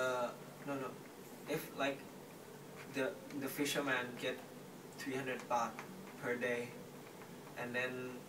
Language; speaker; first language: English; non-native, learner; Thai